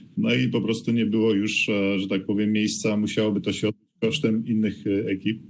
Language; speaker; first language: Polish; native; Polish